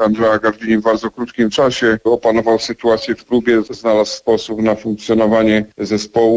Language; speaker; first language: Polish; native; Polish